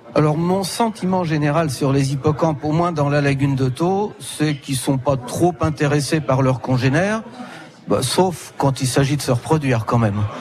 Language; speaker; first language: French; native; French